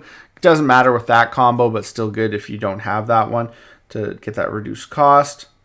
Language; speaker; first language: English; native; English